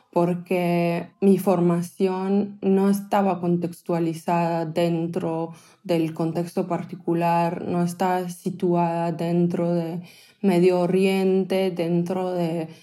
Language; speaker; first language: Spanish; non-native, fluent; Hebrew